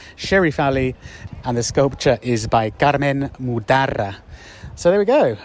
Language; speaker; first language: English; native; English